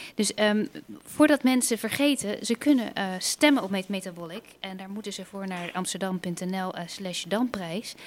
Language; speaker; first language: Dutch; native; Dutch